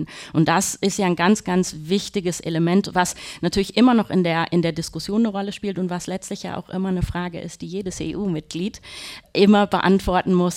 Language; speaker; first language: German; native; German